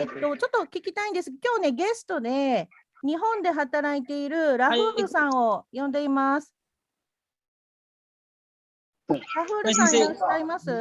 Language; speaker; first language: Japanese; non-native, fluent; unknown